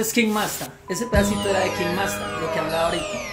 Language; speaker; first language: Spanish; native; Spanish